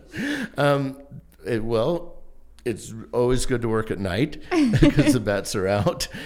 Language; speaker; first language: English; native; English